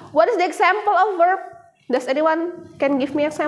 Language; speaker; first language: English; non-native, fluent; Indonesian